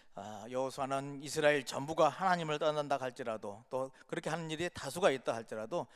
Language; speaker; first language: Korean; native; Korean